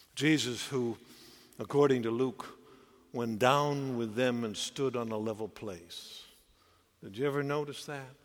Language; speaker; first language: English; native; English